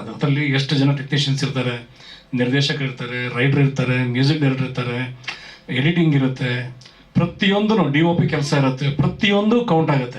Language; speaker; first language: Kannada; native; Kannada